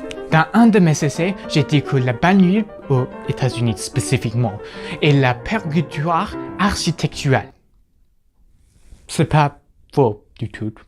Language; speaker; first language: French; non-native, fluent; English